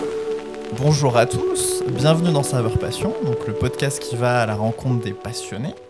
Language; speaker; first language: French; native; French